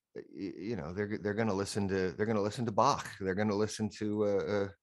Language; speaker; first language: English; native; English